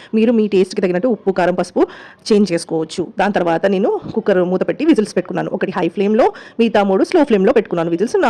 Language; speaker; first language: Telugu; non-native, local second language; Urdu